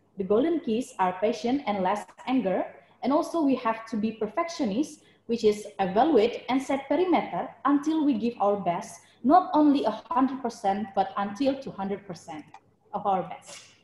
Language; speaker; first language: English; non-native, fluent; Indonesian